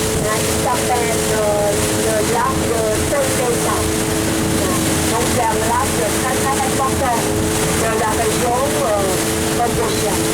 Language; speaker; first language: French; non-native, learner; Thai